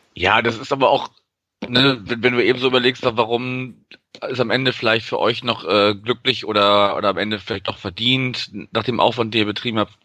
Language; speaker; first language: German; native; German